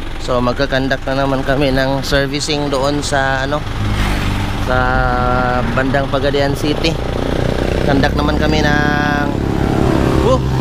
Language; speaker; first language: Filipino; non-native, local second language; Cebuano